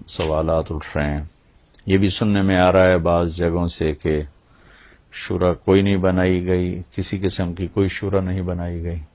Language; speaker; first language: Urdu; non-native, local second language; Punjabi